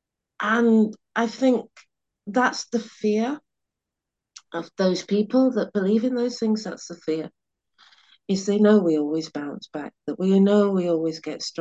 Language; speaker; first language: English; native; English